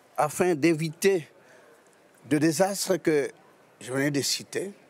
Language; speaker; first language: French; non-native, local second language; Lingala